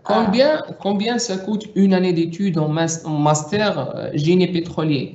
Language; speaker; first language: French; non-native, local second language; Arabic